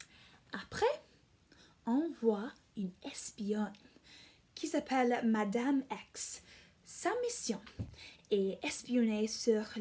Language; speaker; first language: French; non-native, learner; English